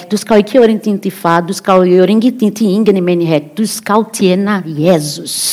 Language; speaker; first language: Norwegian; non-native, learner; Portuguese